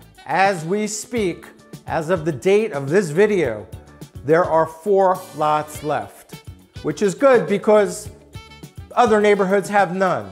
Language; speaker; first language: English; native; English